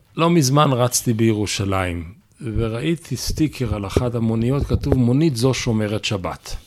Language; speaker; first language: Hebrew; native; Hebrew